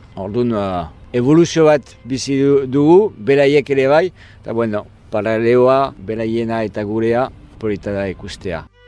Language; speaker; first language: Basque; non-native, fluent; French